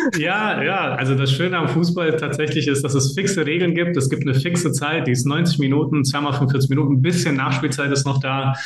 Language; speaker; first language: German; early bilingual, other home language; Serbian